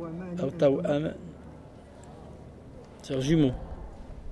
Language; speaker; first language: Arabic; non-native, fluent; French